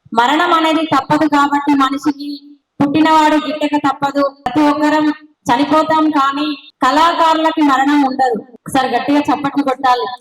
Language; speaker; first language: Telugu; native; Telugu